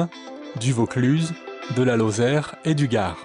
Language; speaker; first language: French; native; French